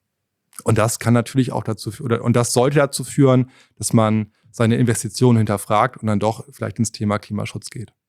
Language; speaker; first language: German; native; German